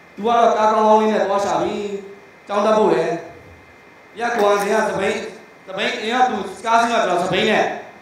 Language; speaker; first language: Burmese; native; Burmese